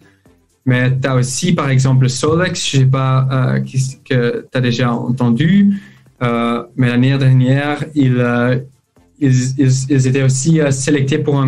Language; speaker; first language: French; non-native, local second language; Dutch